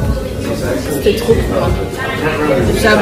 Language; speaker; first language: French; native; French